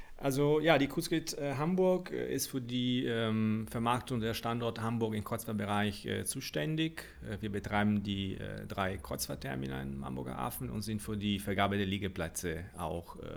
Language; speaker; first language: German; non-native, fluent; Italian